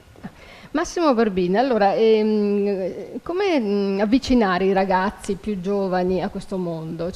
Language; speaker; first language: Italian; native; Italian